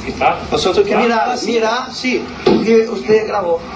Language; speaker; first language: Spanish; non-native, learner; Portuguese